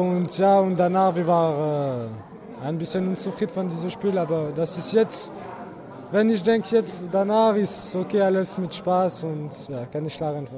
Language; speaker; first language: German; non-native, learner; French